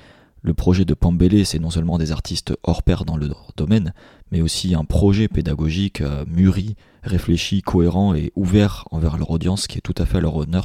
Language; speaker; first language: French; native; French